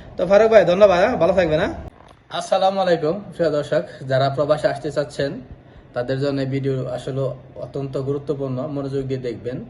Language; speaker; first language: Bangla; native; Bangla